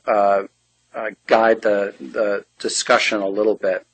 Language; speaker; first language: English; native; English